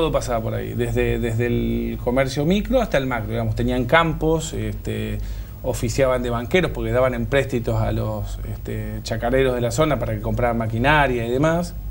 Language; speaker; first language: Spanish; native; Spanish